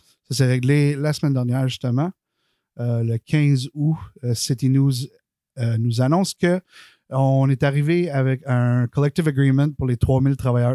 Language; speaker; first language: French; native; French